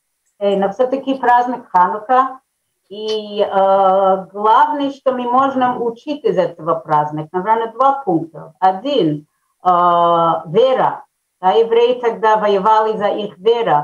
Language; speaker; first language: Russian; early bilingual, heritage; Russian